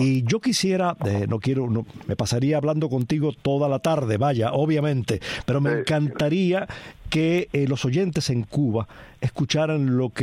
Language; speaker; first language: Spanish; native; Spanish